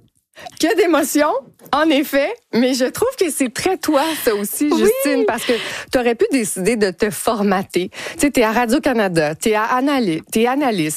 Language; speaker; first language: French; native; French